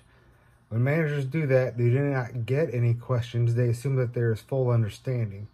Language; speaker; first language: English; native; English